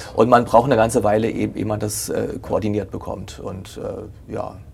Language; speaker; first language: German; native; German